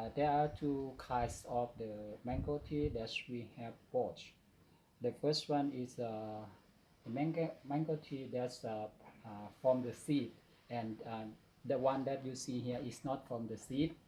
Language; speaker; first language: English; non-native, learner; Thai